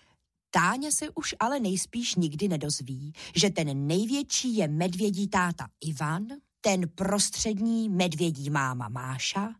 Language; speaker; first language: Czech; native; Czech